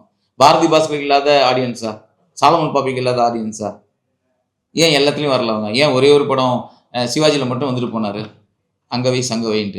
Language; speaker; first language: Tamil; native; Tamil